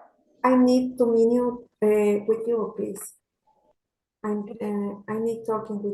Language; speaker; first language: English; non-native, learner; Spanish